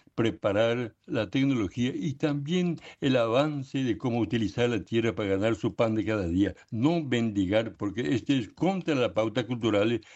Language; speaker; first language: Spanish; non-native, local second language; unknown